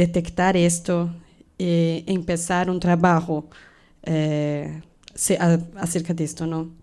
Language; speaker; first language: Spanish; non-native, fluent; Portuguese